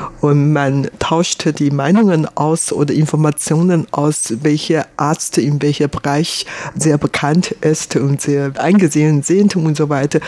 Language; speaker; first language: German; non-native, fluent; Chinese